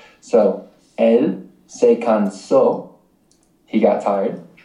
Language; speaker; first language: Spanish; non-native, fluent; English